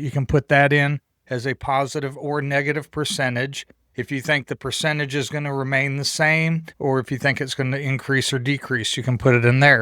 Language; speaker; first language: English; native; English